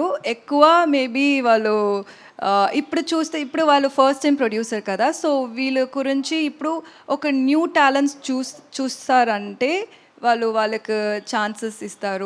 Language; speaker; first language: Telugu; non-native, learner; Tamil